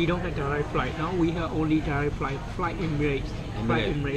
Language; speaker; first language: English; non-native, learner; Burmese